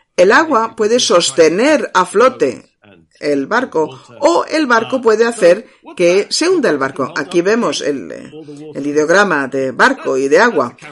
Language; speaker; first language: Spanish; non-native, fluent; English